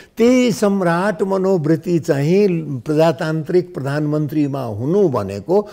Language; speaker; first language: Nepali; non-native, local second language; Maithili